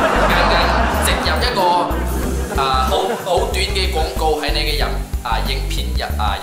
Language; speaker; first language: Cantonese; non-native, local second language; Chinese